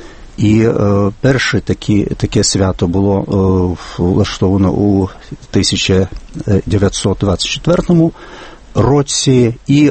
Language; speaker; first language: Ukrainian; non-native, fluent; Lithuanian